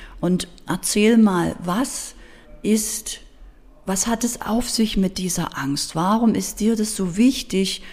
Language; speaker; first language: German; native; German